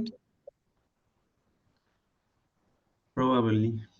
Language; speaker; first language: English; non-native, learner; Spanish